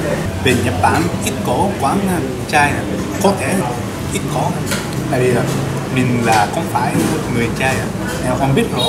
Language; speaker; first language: Vietnamese; non-native, learner; Japanese